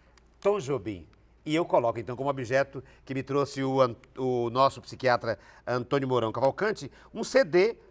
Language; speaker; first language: Portuguese; native; Portuguese